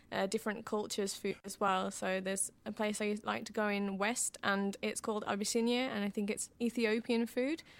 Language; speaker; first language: English; native; English